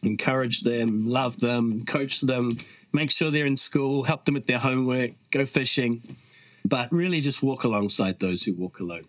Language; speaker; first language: English; native; English